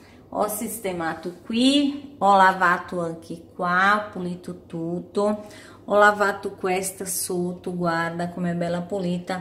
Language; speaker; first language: Italian; non-native, fluent; Portuguese